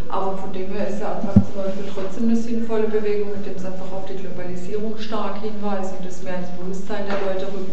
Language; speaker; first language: German; native; German